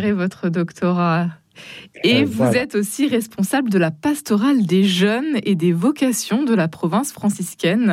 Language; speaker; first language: French; native; French